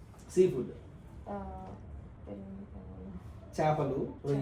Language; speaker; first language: Telugu; native; Telugu